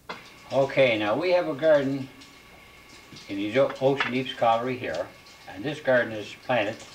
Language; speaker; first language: English; native; English